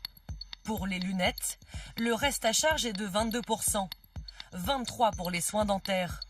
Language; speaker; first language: French; native; French